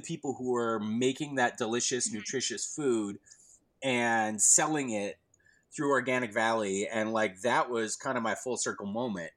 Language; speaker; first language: English; native; English